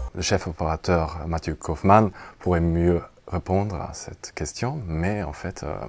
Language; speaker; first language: French; non-native, fluent; German